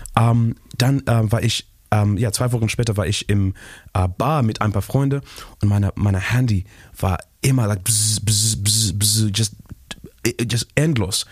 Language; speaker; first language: German; non-native, learner; Shona